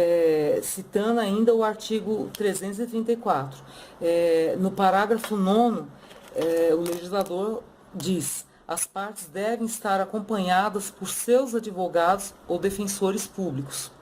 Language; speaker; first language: Portuguese; native; Portuguese